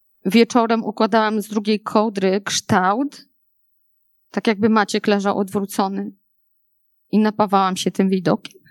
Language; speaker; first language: Polish; native; Polish